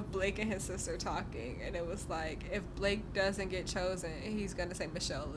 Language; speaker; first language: English; native; English